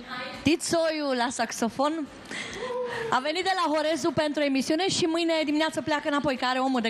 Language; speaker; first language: Romanian; native; Romanian